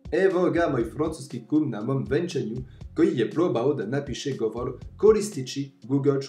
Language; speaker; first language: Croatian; non-native, fluent; French